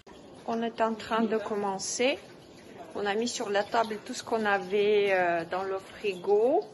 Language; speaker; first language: French; non-native, fluent; Russian